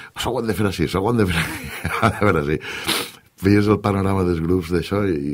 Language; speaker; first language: Catalan; native; Catalan